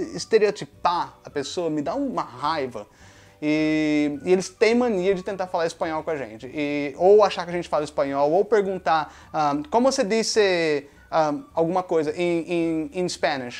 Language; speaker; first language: Portuguese; native; Portuguese